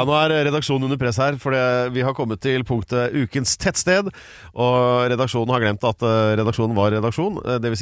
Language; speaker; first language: Norwegian; native; Norwegian